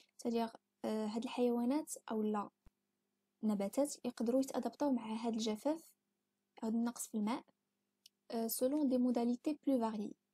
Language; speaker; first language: French; non-native, local second language; Arabic